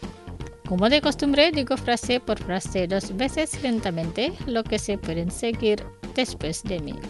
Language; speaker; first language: Spanish; non-native, learner; Indonesian